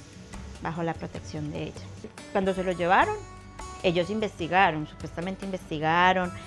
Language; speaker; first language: Spanish; native; Spanish